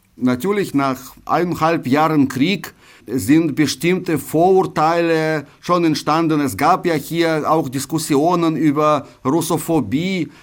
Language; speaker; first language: German; non-native, fluent; Russian